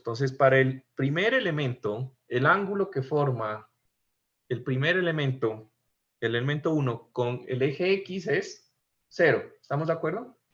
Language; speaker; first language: Spanish; native; Spanish